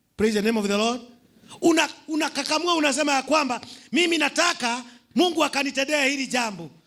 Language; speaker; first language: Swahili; non-native, local second language; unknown